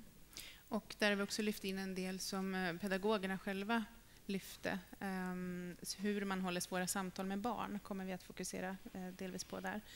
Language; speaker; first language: Swedish; native; Swedish